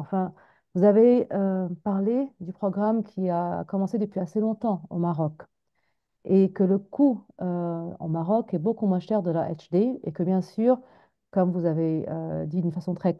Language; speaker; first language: French; non-native, fluent; Arabic